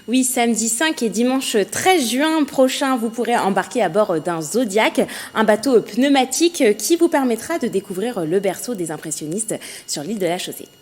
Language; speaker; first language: French; native; French